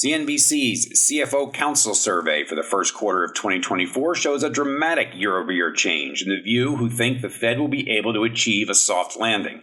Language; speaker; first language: English; native; English